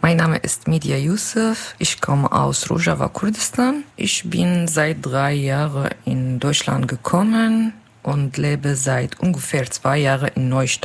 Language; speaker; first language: German; non-native, learner; Kurdish